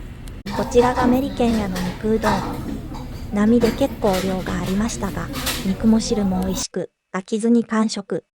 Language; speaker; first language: Japanese; native; Japanese